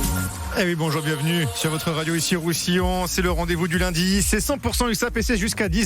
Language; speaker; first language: French; native; French